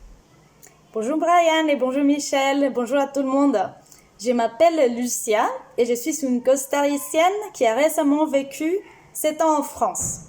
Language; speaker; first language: French; non-native, fluent; Spanish